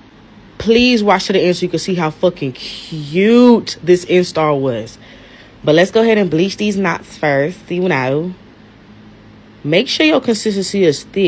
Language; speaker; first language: English; native; English